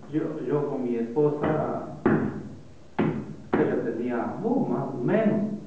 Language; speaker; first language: Spanish; native; Spanish